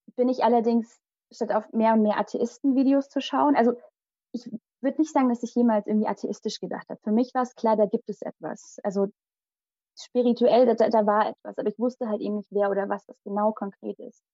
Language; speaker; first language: German; early bilingual, other home language; Malayalam